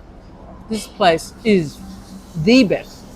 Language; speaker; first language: English; native; English